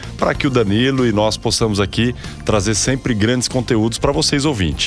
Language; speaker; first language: Portuguese; native; Portuguese